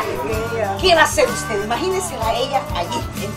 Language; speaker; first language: Spanish; native; Spanish